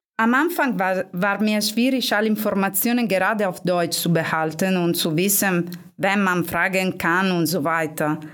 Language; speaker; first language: German; non-native, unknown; Italian